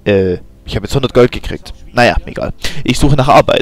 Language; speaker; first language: German; native; German